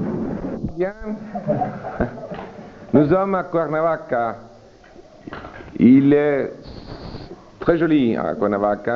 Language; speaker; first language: French; early bilingual, heritage; Spanish